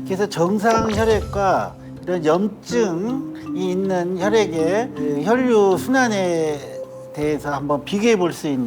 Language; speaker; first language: Korean; native; Korean